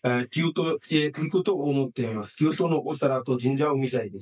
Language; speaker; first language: Japanese; non-native, learner; Bangla